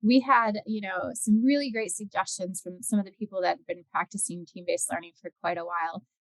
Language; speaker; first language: English; native; English